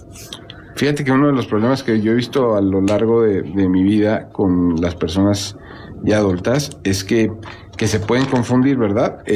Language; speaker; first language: Spanish; native; Spanish